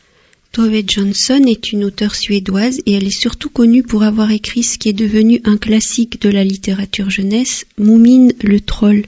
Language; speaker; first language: French; native; French